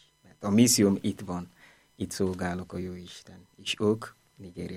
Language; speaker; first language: Hungarian; non-native, fluent; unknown